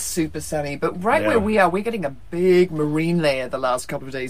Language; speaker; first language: English; native; English